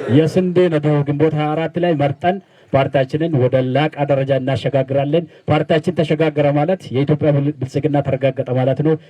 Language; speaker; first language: Amharic; non-native, local second language; Sidamo